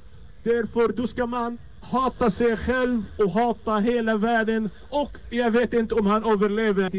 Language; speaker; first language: Swedish; non-native, fluent; Arabic